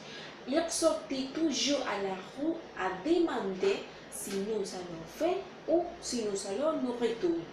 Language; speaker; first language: French; non-native, learner; Spanish